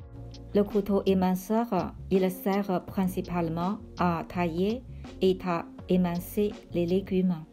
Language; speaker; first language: French; non-native, fluent; Chinese